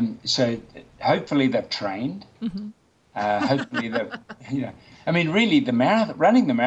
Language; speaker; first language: English; native; English